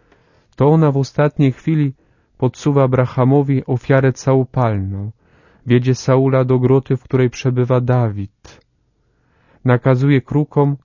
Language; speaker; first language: Polish; native; Polish